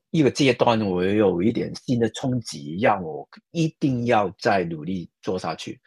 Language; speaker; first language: Chinese; non-native, fluent; Cantonese